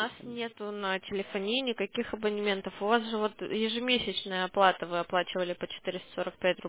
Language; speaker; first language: Russian; native; Russian